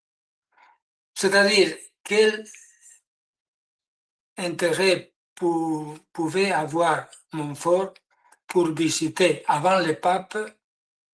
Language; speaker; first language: French; non-native, learner; Spanish